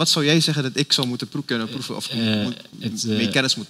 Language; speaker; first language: Dutch; native; Dutch